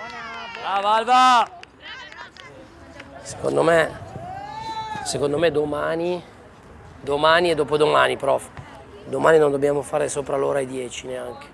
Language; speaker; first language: Italian; native; Italian